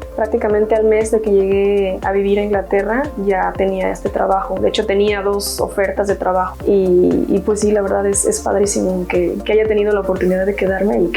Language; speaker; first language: Spanish; native; Spanish